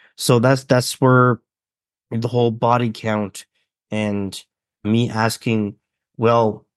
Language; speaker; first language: English; native; English